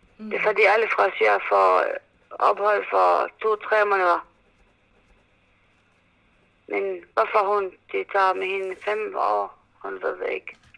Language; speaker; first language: Danish; non-native, learner; Arabic